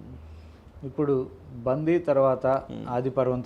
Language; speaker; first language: Telugu; native; Telugu